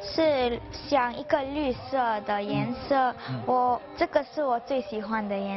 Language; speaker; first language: Chinese; non-native, local second language; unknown